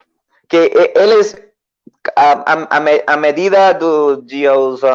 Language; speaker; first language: Portuguese; non-native, learner; Spanish